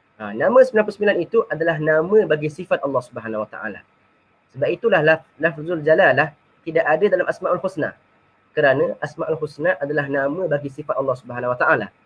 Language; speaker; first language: Malay; native; Malay